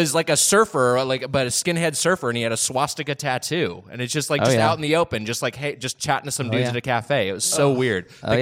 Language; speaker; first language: English; native; English